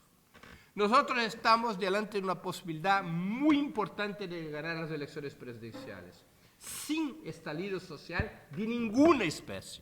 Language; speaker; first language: Spanish; non-native, fluent; Portuguese